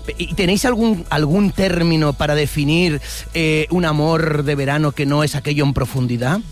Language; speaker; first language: Spanish; native; Spanish